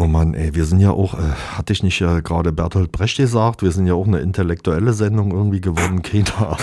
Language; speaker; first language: German; native; German